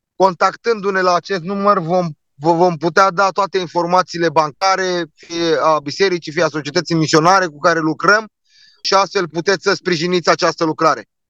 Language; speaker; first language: Romanian; non-native, local second language; Turkish